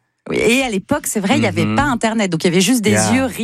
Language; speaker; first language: French; native; French